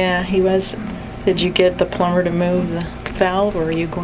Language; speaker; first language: English; native; English